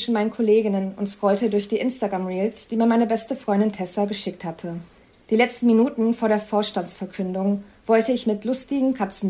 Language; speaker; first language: German; native; German